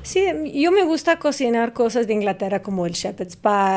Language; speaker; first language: Spanish; non-native, fluent; English